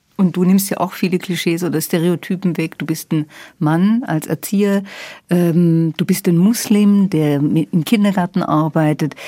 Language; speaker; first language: German; native; German